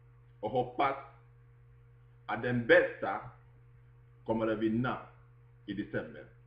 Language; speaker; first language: Swedish; non-native, fluent; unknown